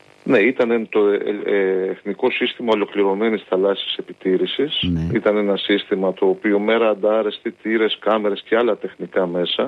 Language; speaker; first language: Greek; native; Greek